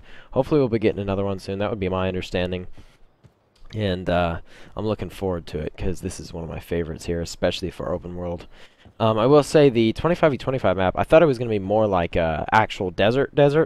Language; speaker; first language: English; native; English